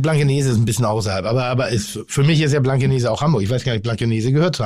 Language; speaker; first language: German; native; German